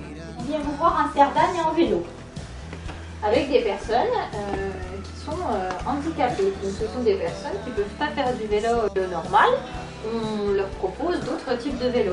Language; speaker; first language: French; native; French